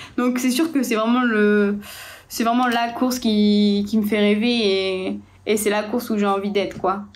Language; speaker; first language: French; native; French